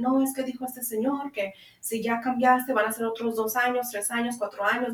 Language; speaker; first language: Spanish; early bilingual, heritage; Spanish